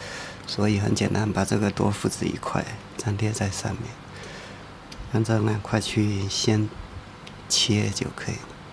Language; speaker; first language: Chinese; native; Chinese